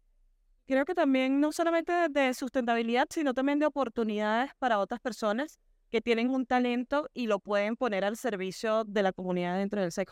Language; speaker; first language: Spanish; native; Spanish